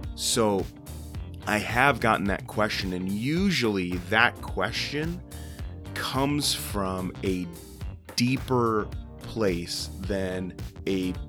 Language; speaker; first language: English; native; English